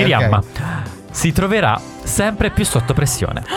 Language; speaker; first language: Italian; native; Italian